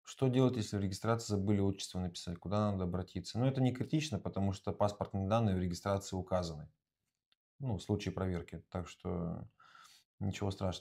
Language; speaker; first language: Russian; native; Russian